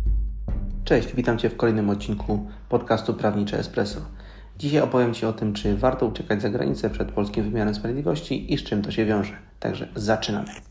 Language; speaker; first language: Polish; native; Polish